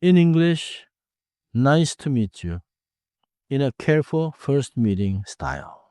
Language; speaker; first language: English; non-native, fluent; Korean